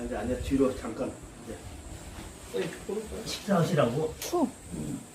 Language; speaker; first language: Korean; native; Korean